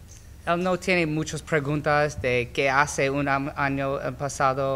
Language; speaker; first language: Spanish; non-native, learner; English